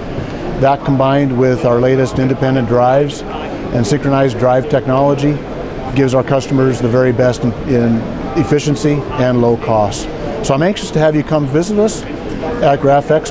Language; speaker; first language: English; native; English